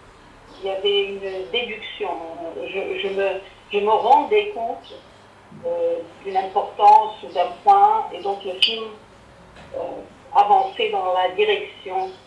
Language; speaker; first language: French; non-native, fluent; Arabic